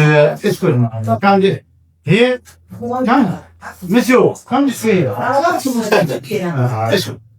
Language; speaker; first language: Dutch; non-native, learner; Arabic